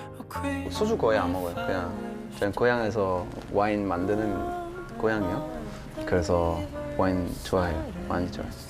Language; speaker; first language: Korean; non-native, local second language; French